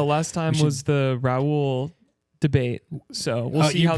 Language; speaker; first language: English; native; English